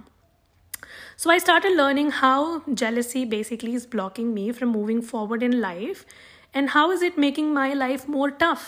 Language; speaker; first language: English; non-native, local second language; Hindi